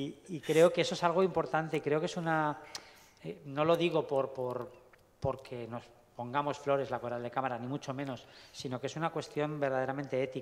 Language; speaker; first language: Spanish; native; Spanish